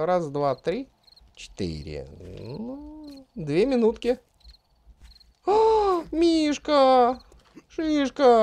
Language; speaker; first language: Russian; native; Russian